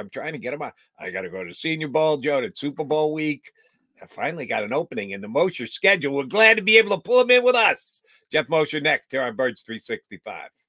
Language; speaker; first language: English; native; English